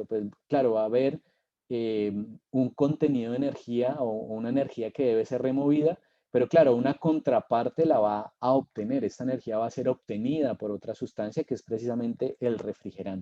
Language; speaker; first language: Spanish; native; Spanish